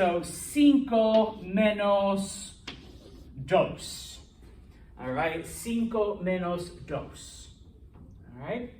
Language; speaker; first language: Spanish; early bilingual, heritage; Spanish